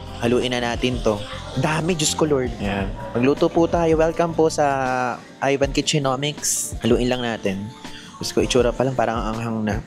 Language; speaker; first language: Filipino; native; Filipino